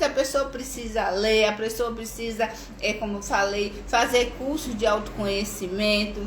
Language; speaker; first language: Portuguese; native; Portuguese